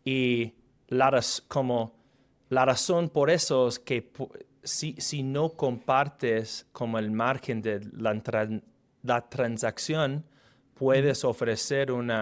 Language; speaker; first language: Spanish; non-native, fluent; English